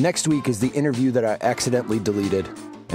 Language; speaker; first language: English; native; English